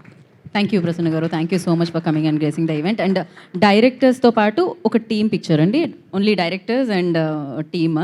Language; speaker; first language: Telugu; native; Telugu